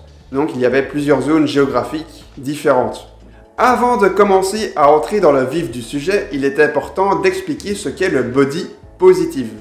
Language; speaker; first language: French; native; French